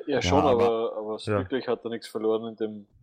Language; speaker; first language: German; native; German